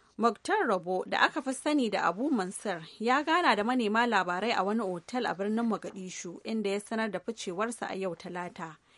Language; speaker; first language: Hausa; native; Hausa